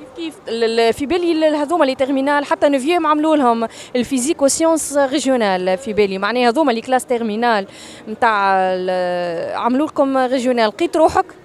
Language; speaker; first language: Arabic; native; Arabic